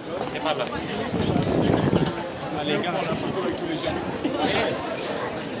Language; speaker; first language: French; non-native, local second language; Wolof